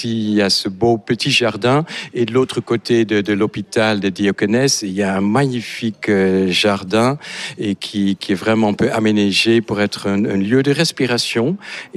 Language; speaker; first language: French; non-native, fluent; Dutch